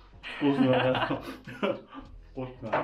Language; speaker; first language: Russian; non-native, learner; Filipino